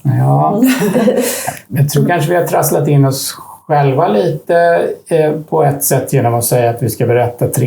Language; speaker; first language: Swedish; native; Swedish